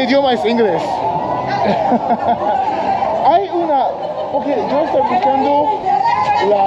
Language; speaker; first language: Spanish; non-native, learner; English